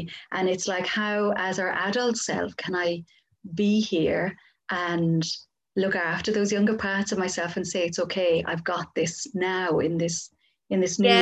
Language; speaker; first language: English; native; English